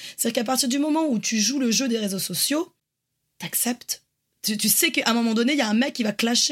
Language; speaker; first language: French; native; French